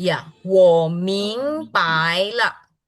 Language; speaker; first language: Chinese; non-native, fluent; Indonesian